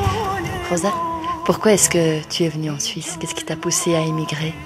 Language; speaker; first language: French; native; French